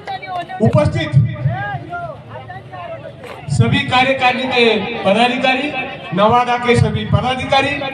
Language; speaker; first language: Hindi; native; Hindi